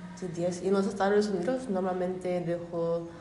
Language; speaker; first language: Spanish; non-native, learner; English